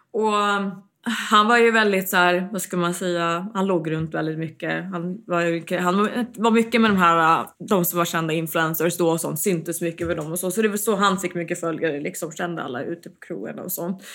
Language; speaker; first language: Swedish; early bilingual, other home language; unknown